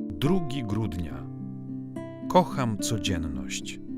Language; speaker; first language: Polish; native; Polish